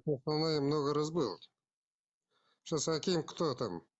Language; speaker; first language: Russian; non-native, local second language; Kazakh